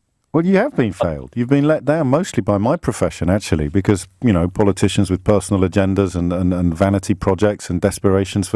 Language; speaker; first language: English; native; English